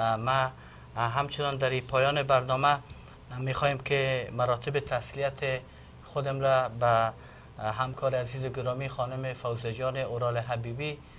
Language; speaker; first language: Persian; native; Persian